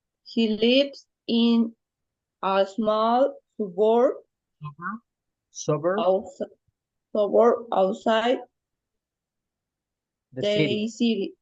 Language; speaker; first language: English; non-native, learner; Spanish